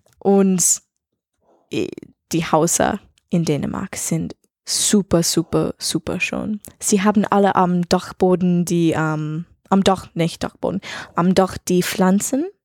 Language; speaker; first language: German; non-native, learner; English